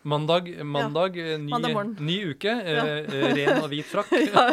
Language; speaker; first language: Norwegian; native; Norwegian